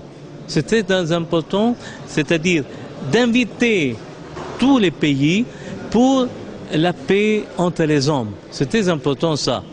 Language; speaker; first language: French; non-native, local second language; Arabic